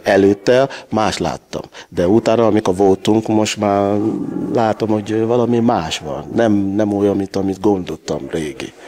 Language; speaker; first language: Hungarian; non-native, learner; Yoruba